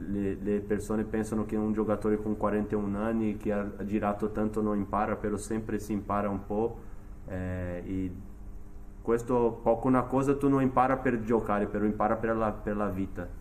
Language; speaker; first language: Italian; non-native, fluent; Portuguese